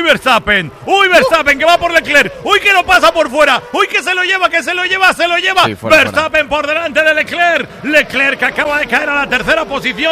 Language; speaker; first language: Spanish; native; Spanish